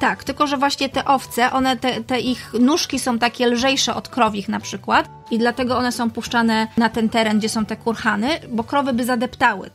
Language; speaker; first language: Polish; native; Polish